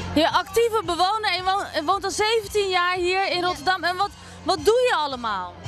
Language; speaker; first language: Dutch; native; Dutch